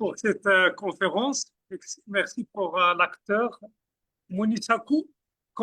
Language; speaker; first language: French; non-native, fluent; Arabic